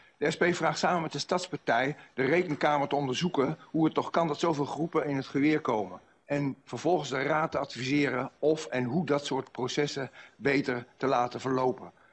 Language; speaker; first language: Dutch; native; Dutch